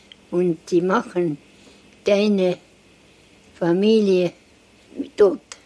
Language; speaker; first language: German; non-native, learner; Estonian